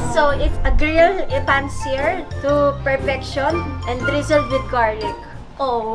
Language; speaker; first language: English; non-native, local second language; Filipino